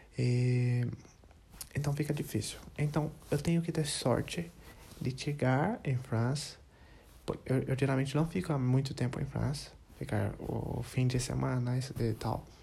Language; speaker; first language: Portuguese; non-native, learner; English